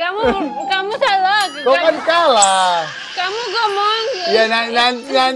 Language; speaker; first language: Indonesian; non-native, learner; Russian